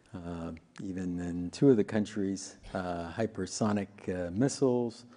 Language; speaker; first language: English; native; English